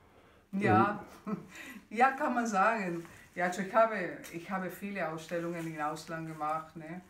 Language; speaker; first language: German; non-native, fluent; Spanish